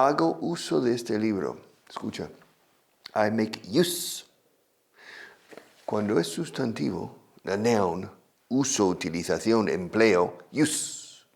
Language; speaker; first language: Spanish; non-native, fluent; English